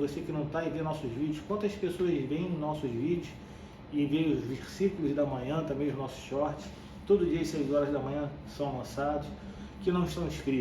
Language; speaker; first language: Portuguese; native; Portuguese